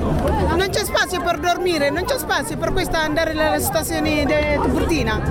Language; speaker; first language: Italian; non-native, learner; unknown